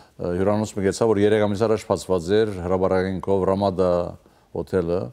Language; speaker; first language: Armenian; early bilingual, heritage; Armenian